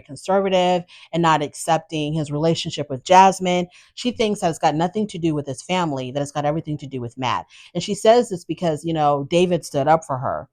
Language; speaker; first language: English; native; English